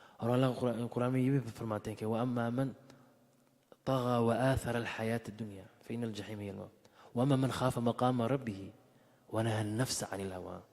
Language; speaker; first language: Urdu; early bilingual, heritage; Urdu